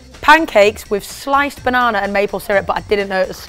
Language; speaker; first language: English; native; English